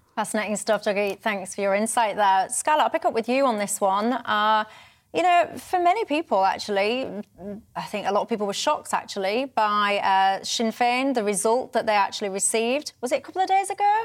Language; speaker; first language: English; native; English